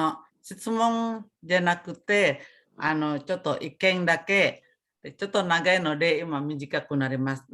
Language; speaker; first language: Japanese; non-native, learner; Indonesian